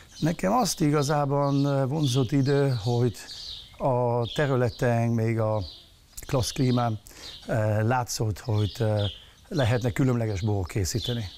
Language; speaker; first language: Hungarian; non-native, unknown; German